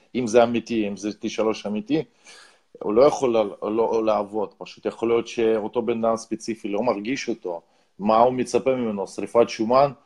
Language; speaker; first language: Hebrew; non-native, fluent; Russian